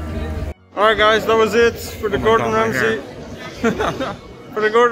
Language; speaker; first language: English; non-native, fluent; Slovenian